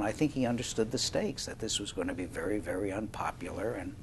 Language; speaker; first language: English; native; English